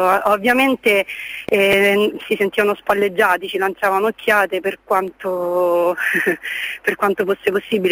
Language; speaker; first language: Italian; native; Italian